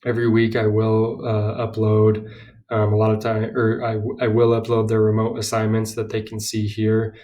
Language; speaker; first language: English; native; English